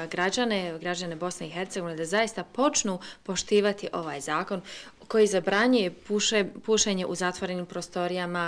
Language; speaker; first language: Serbian; native; Serbian